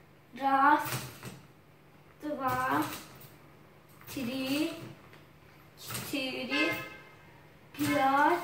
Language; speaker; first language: Russian; non-native, learner; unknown